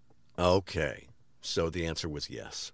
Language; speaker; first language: English; native; English